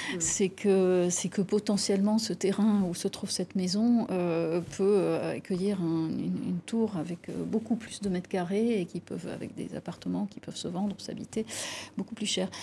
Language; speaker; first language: French; non-native, local second language; Arabic